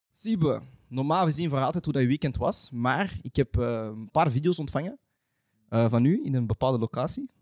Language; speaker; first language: Dutch; native; Dutch